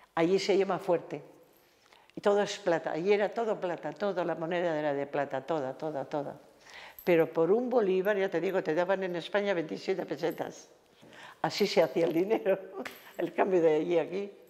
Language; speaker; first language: Spanish; native; Spanish